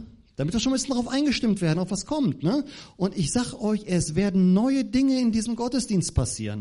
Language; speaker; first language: German; native; German